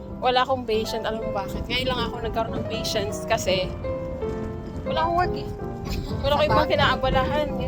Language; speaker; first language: Filipino; non-native, local second language; Cebuano